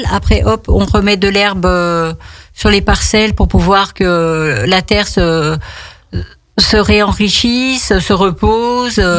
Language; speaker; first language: French; native; French